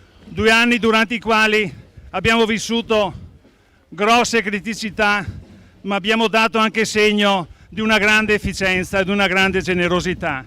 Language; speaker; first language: Italian; native; Italian